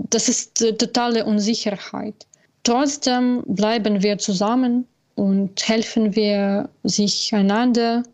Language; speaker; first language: German; non-native, learner; Ukrainian